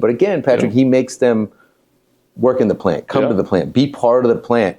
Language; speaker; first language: English; native; English